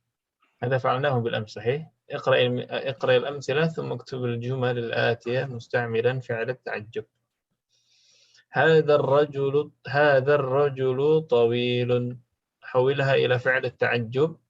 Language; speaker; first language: Arabic; non-native, fluent; Indonesian